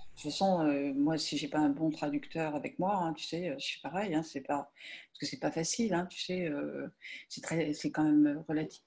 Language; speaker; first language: French; native; French